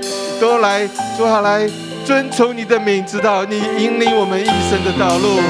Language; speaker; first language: Chinese; native; Chinese